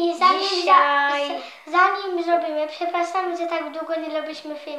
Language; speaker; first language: Polish; early bilingual, heritage; Polish